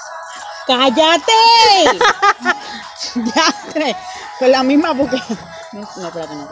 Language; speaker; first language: Spanish; native; Spanish